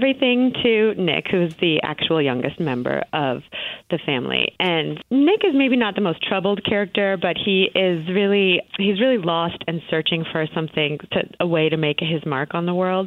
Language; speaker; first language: English; native; English